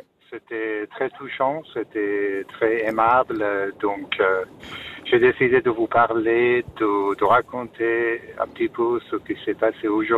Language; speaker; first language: French; non-native, fluent; Persian